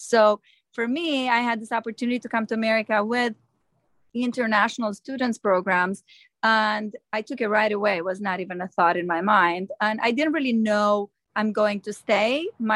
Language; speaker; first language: English; non-native, fluent; Romanian